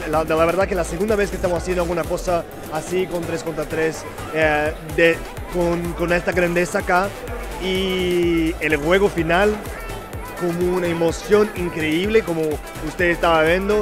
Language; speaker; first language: Spanish; non-native, fluent; Portuguese